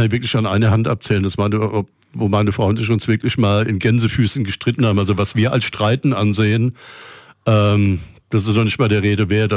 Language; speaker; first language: German; native; German